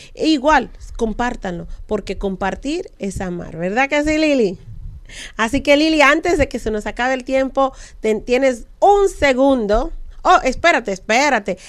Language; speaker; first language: Spanish; native; Spanish